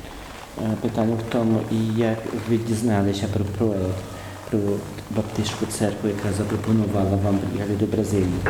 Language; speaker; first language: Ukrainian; early bilingual, heritage; Ukrainian